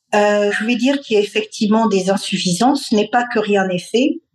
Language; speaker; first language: French; non-native, local second language; Bambara